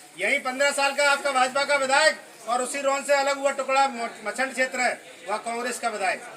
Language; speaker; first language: Hindi; native; Hindi